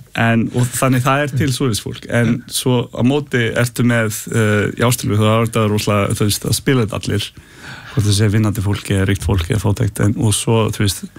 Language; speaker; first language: Icelandic; early bilingual, heritage; Icelandic